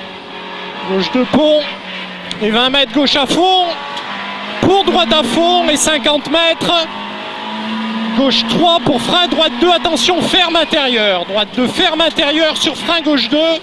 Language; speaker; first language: French; native; French